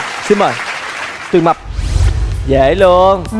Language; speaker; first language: Vietnamese; native; Vietnamese